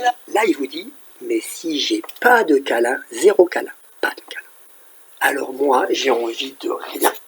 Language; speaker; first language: French; native; French